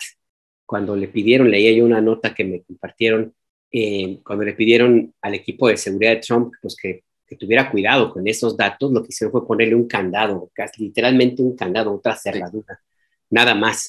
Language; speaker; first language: Spanish; native; Spanish